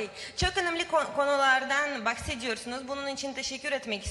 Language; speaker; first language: Turkish; non-native, learner; Ukrainian